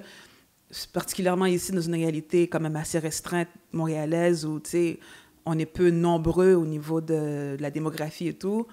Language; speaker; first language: French; native; French